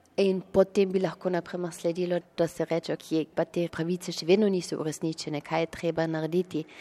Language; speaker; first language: Slovenian; early bilingual, heritage; Slovenian